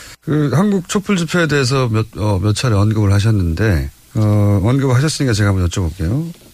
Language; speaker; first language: Korean; native; Korean